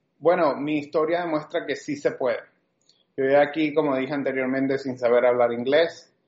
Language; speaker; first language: Spanish; native; Spanish